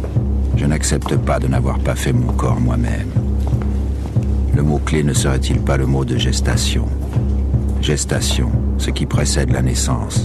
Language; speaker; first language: French; native; French